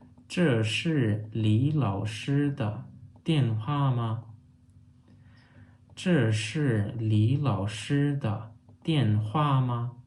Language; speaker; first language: Chinese; non-native, fluent; Turkmen